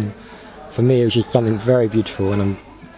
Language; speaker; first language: English; native; English